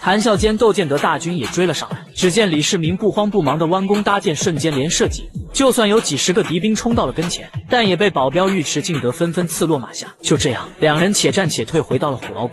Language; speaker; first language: Chinese; native; Chinese